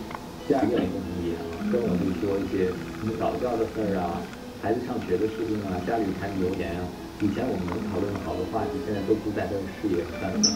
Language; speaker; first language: Chinese; native; Chinese